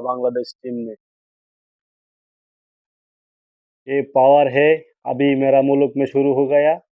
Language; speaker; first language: Hindi; non-native, learner; Bangla